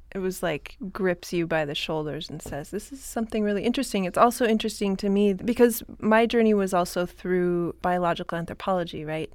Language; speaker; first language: English; native; English